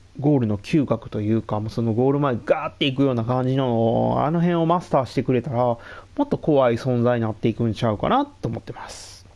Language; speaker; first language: Japanese; native; Japanese